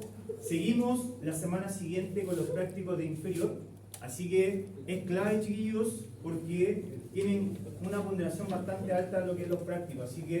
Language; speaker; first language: Spanish; native; Spanish